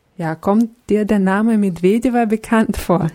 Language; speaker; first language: German; non-native, fluent; Russian